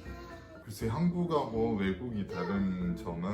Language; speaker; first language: Korean; non-native, fluent; French